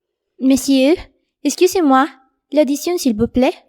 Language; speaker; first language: French; non-native, learner; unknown